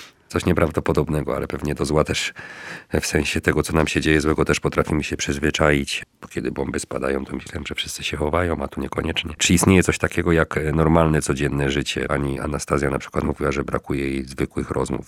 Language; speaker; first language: Polish; native; Polish